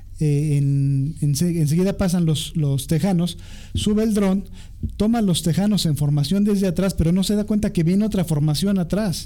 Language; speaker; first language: Spanish; native; Spanish